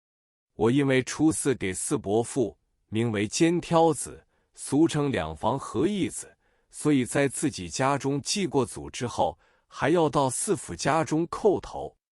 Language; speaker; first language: Chinese; native; Chinese